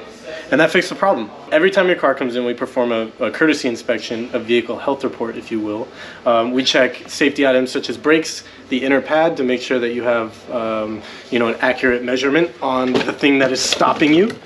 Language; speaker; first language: English; native; English